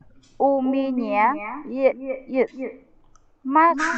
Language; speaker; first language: Russian; non-native, learner; Vietnamese